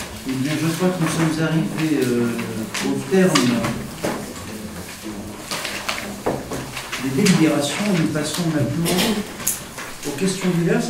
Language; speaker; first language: French; native; French